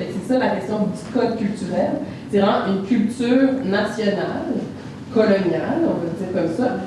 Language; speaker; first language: French; native; French